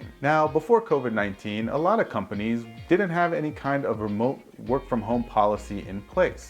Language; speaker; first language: English; native; English